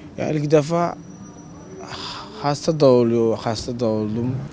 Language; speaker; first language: Turkish; non-native, learner; Somali